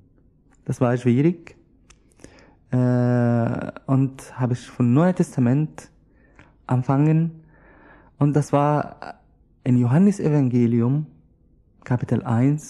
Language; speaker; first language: German; non-native, learner; Arabic